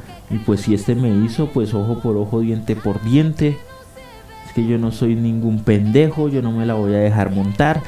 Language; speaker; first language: Spanish; native; Spanish